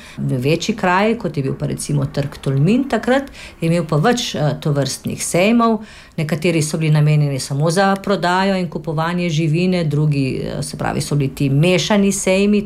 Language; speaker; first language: Slovenian; native; Slovenian